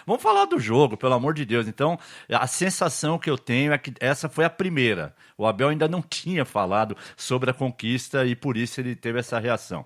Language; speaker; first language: Portuguese; native; Portuguese